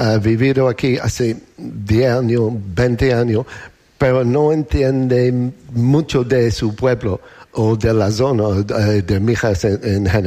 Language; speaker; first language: Spanish; non-native, learner; English